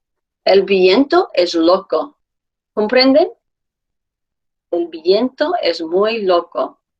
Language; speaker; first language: Spanish; non-native, fluent; English